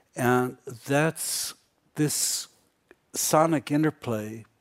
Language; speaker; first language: English; native; English